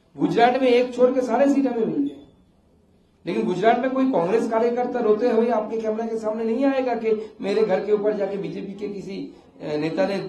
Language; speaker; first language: Hindi; non-native, local second language; Bangla